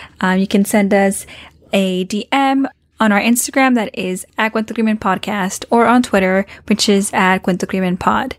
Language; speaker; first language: English; early bilingual, other home language; Spanish